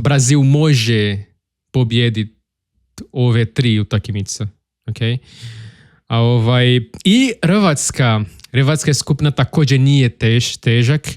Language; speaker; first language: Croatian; non-native, learner; Portuguese